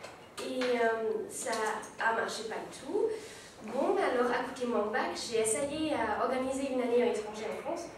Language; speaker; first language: French; non-native, learner; German